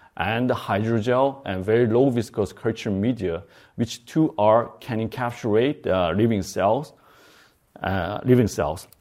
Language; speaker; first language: English; non-native, fluent; Korean